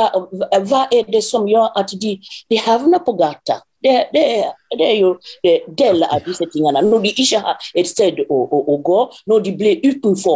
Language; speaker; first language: Norwegian; non-native, fluent; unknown